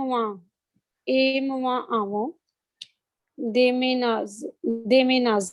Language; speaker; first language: French; non-native, learner; Hindi